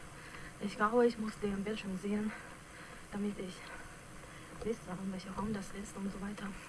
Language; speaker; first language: German; non-native, fluent; Chinese